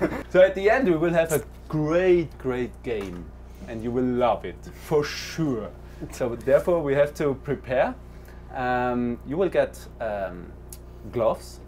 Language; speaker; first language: English; non-native, fluent; German